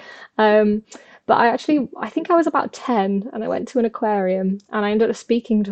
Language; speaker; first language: English; native; English